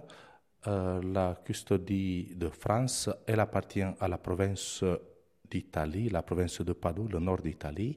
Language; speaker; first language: French; non-native, fluent; Romanian